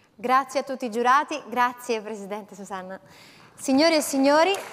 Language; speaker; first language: Italian; native; Italian